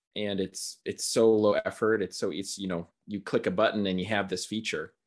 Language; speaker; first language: English; native; English